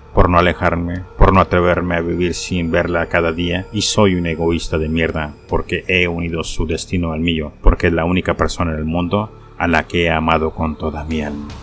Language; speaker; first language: Spanish; native; Spanish